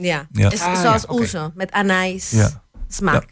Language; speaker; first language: Dutch; non-native, fluent; Spanish